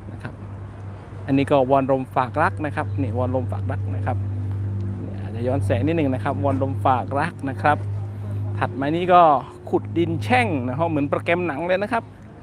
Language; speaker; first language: Thai; non-native, local second language; Northern Khmer